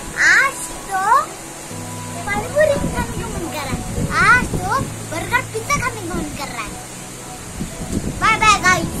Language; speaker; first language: Hindi; native; Hindi